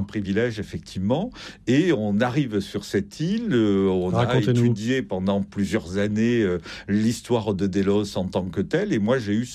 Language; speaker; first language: French; native; French